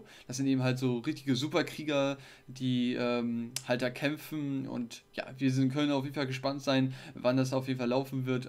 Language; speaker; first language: German; native; German